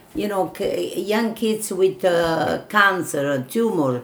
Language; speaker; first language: English; non-native, fluent; Italian